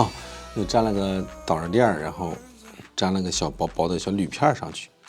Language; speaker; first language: Chinese; native; Chinese